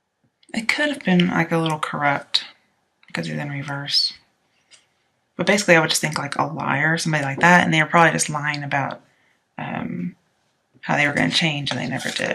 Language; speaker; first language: English; native; English